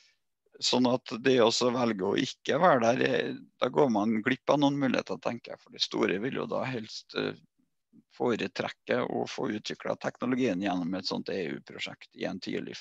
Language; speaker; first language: Norwegian; native; Norwegian